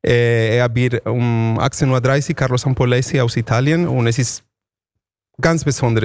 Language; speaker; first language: German; non-native, fluent; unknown